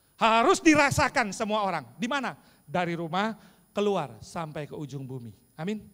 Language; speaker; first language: Indonesian; native; Indonesian